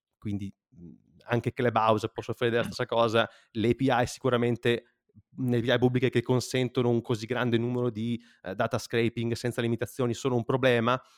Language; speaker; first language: Italian; native; Italian